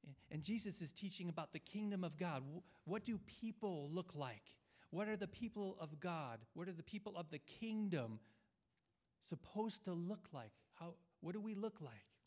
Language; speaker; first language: English; native; English